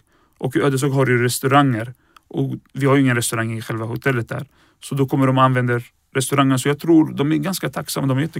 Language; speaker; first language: Swedish; early bilingual, other home language; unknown